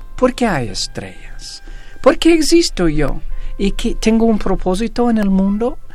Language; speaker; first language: Spanish; non-native, fluent; English